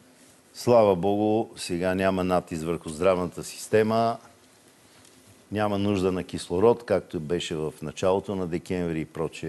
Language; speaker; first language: Bulgarian; native; Bulgarian